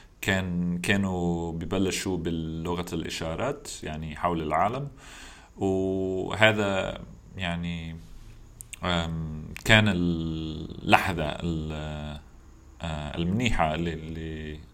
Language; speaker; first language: Arabic; non-native, fluent; English